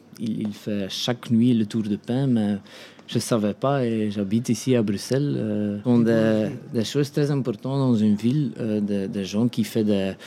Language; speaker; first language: French; non-native, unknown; Dutch